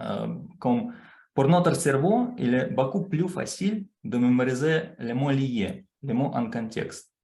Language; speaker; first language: French; non-native, fluent; Russian